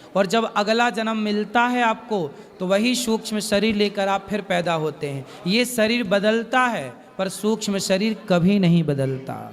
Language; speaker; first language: Hindi; native; Hindi